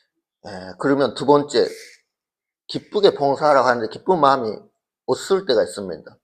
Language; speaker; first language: Korean; early bilingual, heritage; Korean